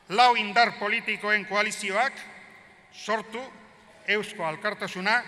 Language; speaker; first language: Basque; native; Basque